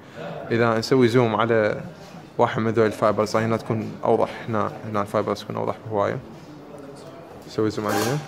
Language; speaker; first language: Arabic; native; Arabic